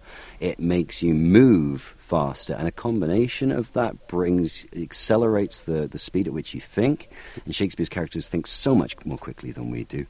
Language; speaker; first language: English; native; English